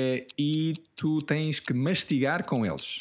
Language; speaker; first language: Portuguese; early bilingual, heritage; Portuguese